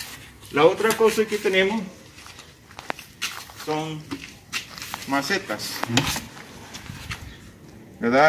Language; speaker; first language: Spanish; non-native, fluent; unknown